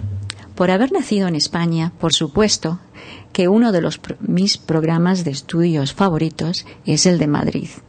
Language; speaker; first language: Spanish; native; Spanish